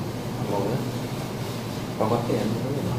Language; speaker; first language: Korean; non-native, learner; Filipino